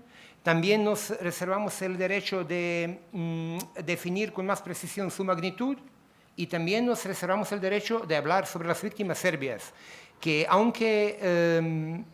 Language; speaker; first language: Spanish; native; Spanish